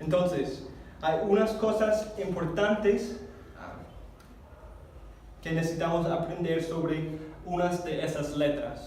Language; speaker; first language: Spanish; non-native, fluent; English